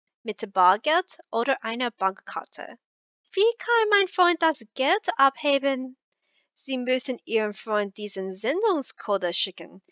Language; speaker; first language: German; non-native, learner; English